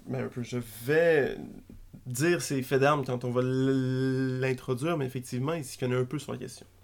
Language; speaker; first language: French; native; French